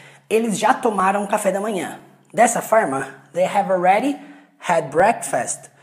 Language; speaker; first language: English; non-native, fluent; Portuguese